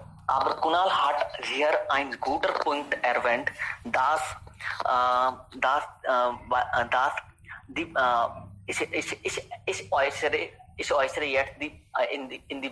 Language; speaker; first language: German; non-native, learner; Hindi